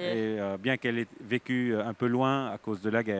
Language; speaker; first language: French; native; French